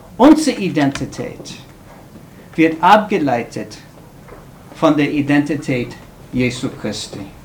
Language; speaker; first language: German; non-native, fluent; English